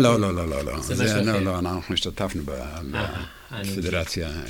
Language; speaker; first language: Hebrew; non-native, fluent; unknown